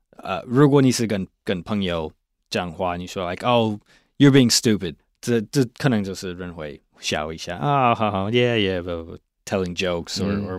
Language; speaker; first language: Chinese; non-native, fluent; English